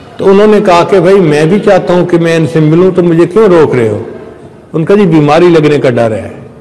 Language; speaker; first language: Urdu; non-native, local second language; Punjabi